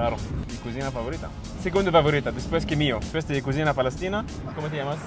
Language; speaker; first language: Spanish; non-native, learner; Arabic